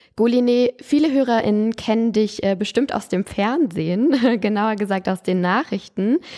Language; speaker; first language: German; native; German